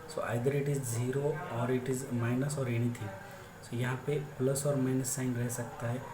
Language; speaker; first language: Hindi; non-native, local second language; Marathi